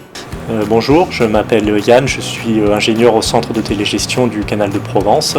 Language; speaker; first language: French; native; French